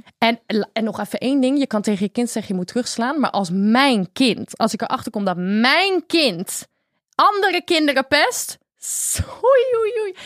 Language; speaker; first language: Dutch; native; Dutch